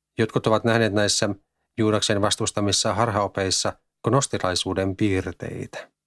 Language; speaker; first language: Finnish; native; Finnish